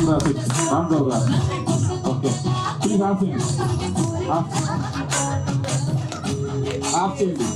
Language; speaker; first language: Telugu; non-native, learner; Tamil